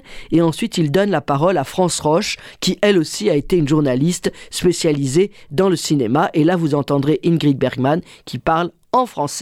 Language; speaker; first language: French; native; French